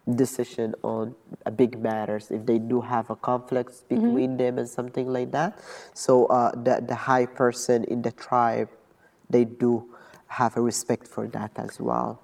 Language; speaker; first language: English; non-native, fluent; Arabic